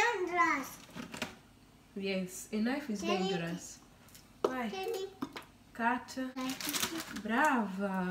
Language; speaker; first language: English; non-native, fluent; Swahili